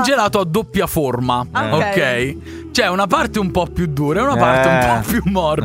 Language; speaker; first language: Italian; native; Italian